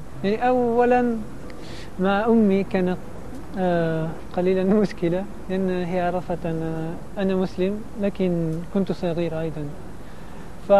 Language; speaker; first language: Arabic; non-native, learner; Italian